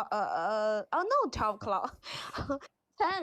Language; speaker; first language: English; non-native, learner; Chinese